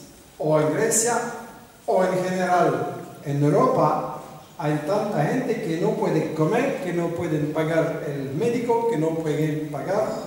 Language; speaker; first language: Spanish; non-native, fluent; French